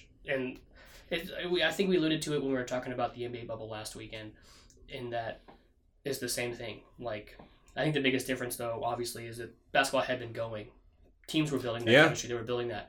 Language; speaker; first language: English; native; English